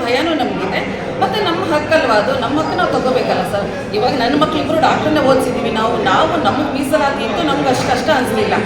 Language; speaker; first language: Kannada; non-native, local second language; Lambadi